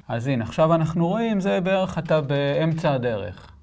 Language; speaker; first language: Hebrew; early bilingual, other home language; Spanish